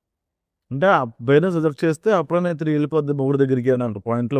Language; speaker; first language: Telugu; native; Telugu